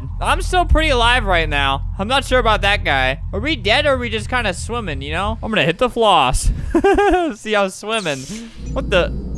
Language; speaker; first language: English; native; English